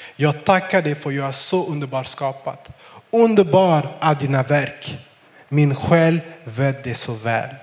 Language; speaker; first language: Swedish; non-native, fluent; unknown